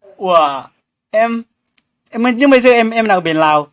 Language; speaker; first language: Vietnamese; non-native, learner; Lao